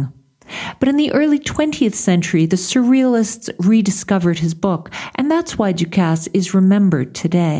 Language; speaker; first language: English; native; English